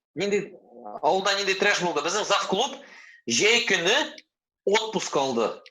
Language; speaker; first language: Tatar; native; Tatar